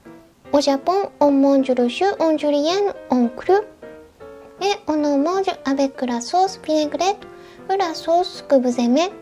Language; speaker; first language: French; non-native, learner; Japanese